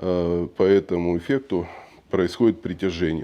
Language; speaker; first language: Russian; native; Russian